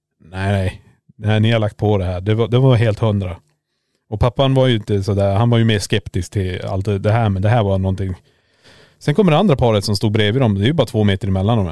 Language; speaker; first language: Swedish; native; Swedish